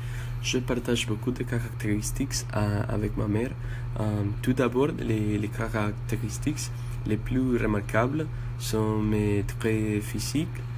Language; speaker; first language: French; non-native, learner; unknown